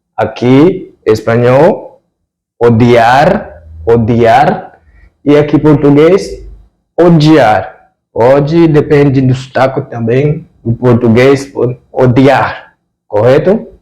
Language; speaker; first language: Portuguese; non-native, fluent; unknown